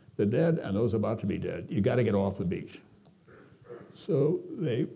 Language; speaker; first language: English; native; English